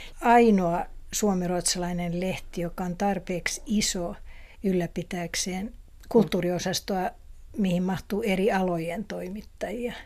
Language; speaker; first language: Finnish; non-native, local second language; Swedish